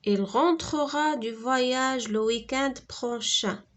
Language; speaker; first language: French; non-native, local second language; Arabic